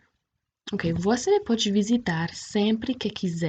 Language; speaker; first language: Portuguese; non-native, fluent; English